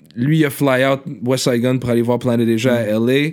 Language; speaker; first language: French; native; French